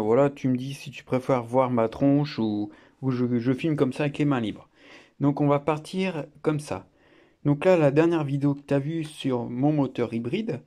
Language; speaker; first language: French; native; French